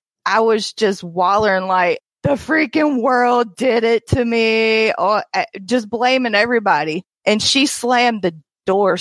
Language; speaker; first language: English; native; English